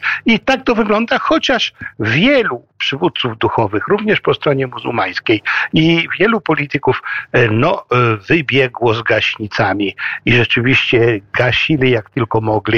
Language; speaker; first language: Polish; native; Polish